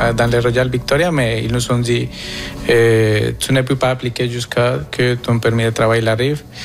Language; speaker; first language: French; non-native, fluent; Spanish